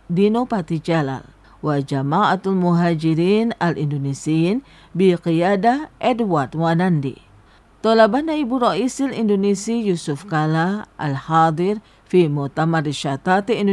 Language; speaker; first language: Arabic; non-native, fluent; Indonesian